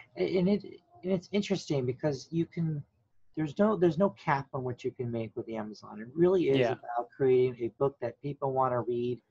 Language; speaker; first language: English; native; English